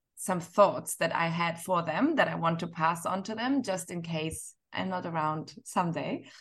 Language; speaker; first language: English; non-native, fluent; German